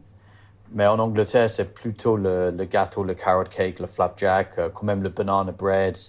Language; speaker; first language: French; non-native, learner; English